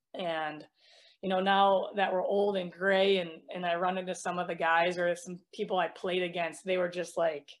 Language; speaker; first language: English; native; English